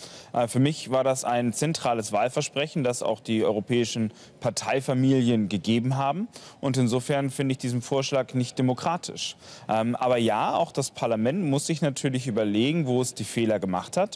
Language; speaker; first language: German; native; German